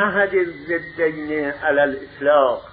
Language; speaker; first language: Arabic; non-native, fluent; Persian